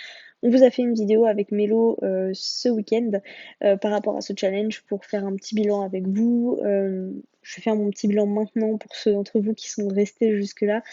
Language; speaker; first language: French; native; French